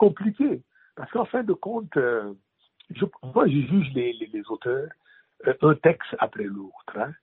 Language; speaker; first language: French; non-native, local second language; Wolof